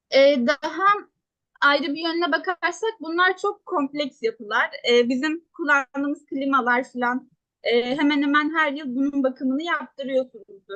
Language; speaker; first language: Turkish; native; Turkish